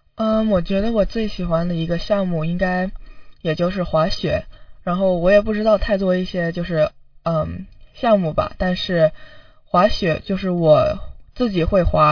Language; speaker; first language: Chinese; early bilingual, heritage; Chinese